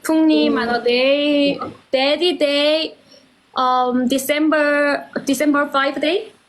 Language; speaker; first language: English; non-native, learner; Korean